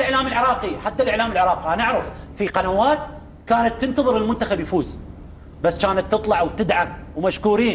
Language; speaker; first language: Arabic; native; Arabic